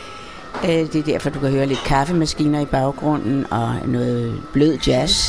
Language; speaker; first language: Danish; native; Danish